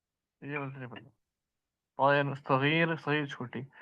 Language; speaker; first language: Hindi; non-native, learner; Urdu